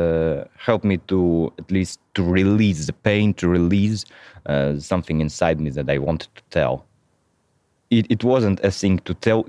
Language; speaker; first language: English; non-native, fluent; Russian